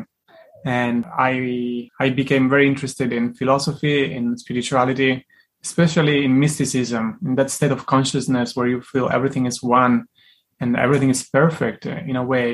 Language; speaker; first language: English; non-native, fluent; Italian